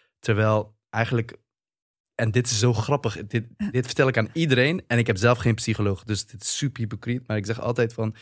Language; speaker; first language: Dutch; early bilingual, other home language; Turkish